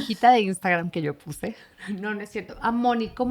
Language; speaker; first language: Spanish; native; Spanish